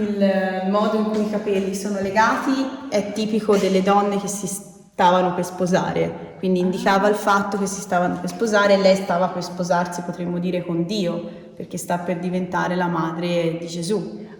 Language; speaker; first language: Italian; native; Italian